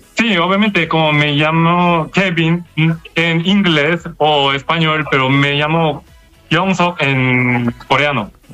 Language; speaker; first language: Spanish; non-native, fluent; Korean